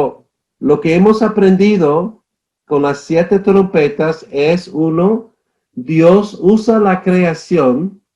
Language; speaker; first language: Spanish; non-native, fluent; English